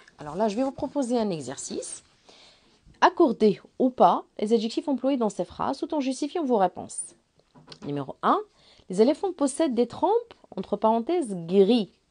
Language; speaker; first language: French; non-native, local second language; Arabic